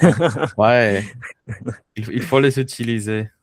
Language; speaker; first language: French; non-native, fluent; Spanish